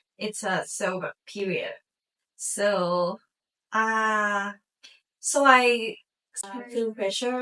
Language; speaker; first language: English; non-native, learner; Thai